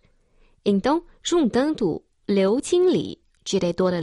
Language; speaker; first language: Portuguese; non-native, fluent; Chinese